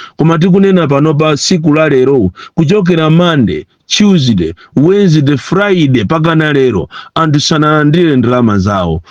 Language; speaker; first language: Nyanja; non-native, local second language; Tumbuka